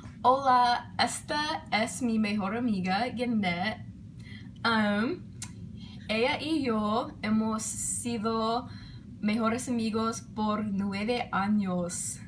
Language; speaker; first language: Spanish; non-native, learner; English